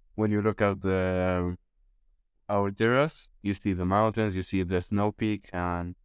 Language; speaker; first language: English; non-native, fluent; Arabic